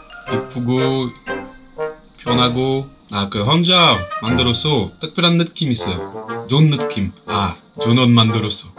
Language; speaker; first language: Korean; non-native, learner; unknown